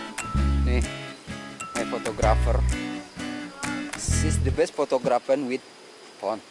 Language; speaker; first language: English; non-native, learner; Indonesian